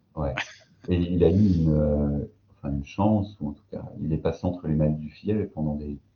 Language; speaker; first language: French; native; French